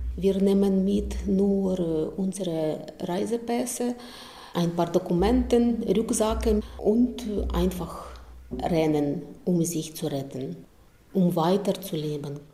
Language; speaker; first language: German; non-native, learner; Russian